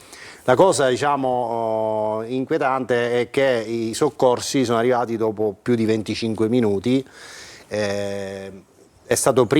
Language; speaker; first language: Italian; native; Italian